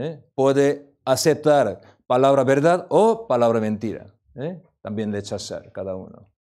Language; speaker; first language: Spanish; non-native, learner; Korean